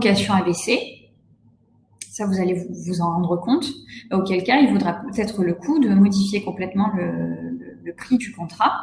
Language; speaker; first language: French; native; French